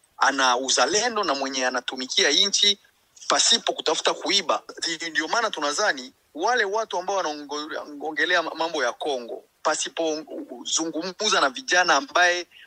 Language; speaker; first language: Swahili; native; Swahili